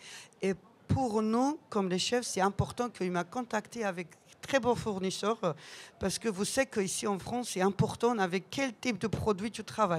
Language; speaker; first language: French; non-native, learner; Georgian